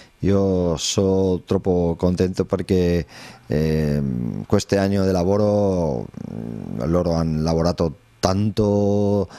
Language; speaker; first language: Italian; non-native, learner; Spanish